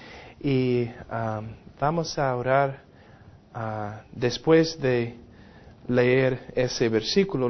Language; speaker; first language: Spanish; non-native, fluent; English